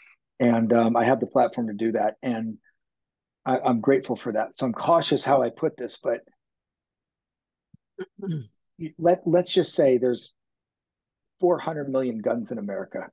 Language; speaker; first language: English; native; English